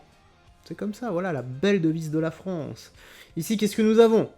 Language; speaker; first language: French; native; French